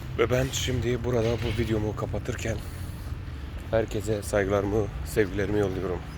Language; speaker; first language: Turkish; early bilingual, heritage; Turkish